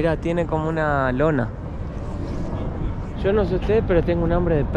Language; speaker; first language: Spanish; native; Spanish